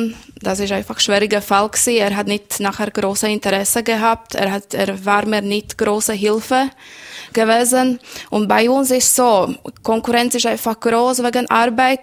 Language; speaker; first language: German; non-native, learner; Slovak